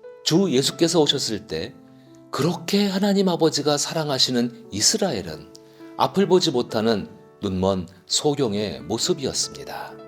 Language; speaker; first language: Korean; native; Korean